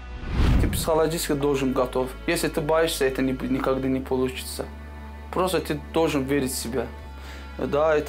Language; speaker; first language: Russian; non-native, learner; Azerbaijani